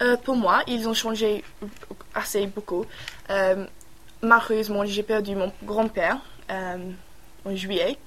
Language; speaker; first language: French; non-native, learner; English